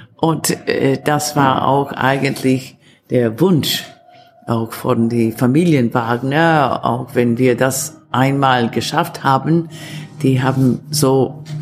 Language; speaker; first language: German; non-native, fluent; Italian